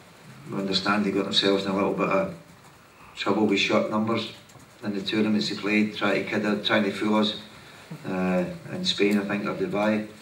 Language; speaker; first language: English; native; English